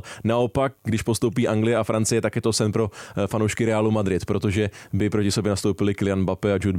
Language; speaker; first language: Czech; native; Czech